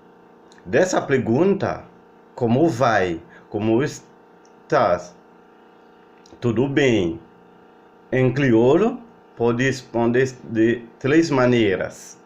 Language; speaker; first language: Portuguese; non-native, learner; Haitian Creole